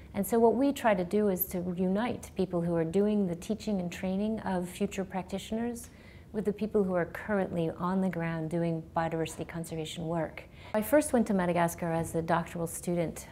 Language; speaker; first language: English; native; English